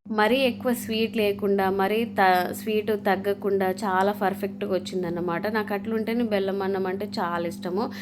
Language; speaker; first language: Telugu; non-native, local second language; Lambadi